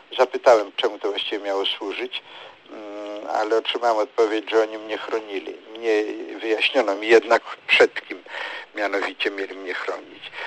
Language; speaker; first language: Polish; native; Polish